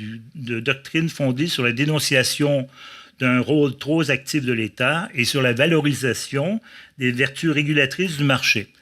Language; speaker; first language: French; native; French